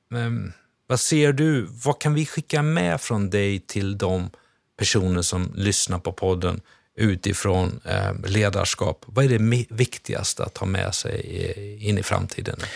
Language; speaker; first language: Swedish; native; Swedish